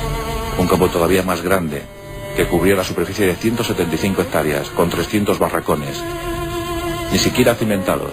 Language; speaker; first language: Spanish; native; Spanish